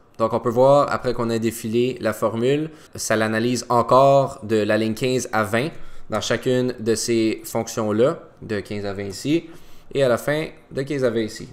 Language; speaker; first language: French; native; French